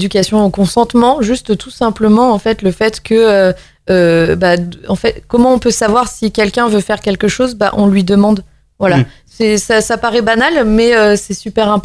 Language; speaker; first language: French; native; French